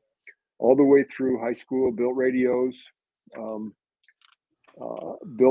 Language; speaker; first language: English; native; English